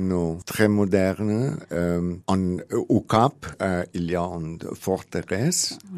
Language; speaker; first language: French; non-native, learner; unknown